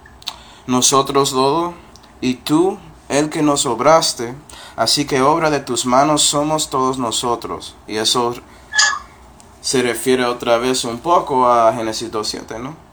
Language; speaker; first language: Spanish; non-native, fluent; English